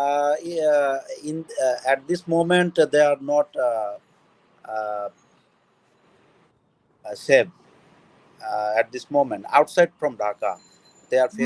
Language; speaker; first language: English; non-native, learner; Bangla